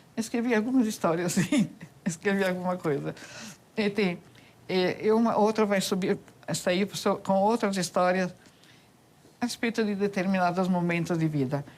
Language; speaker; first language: Portuguese; non-native, fluent; Italian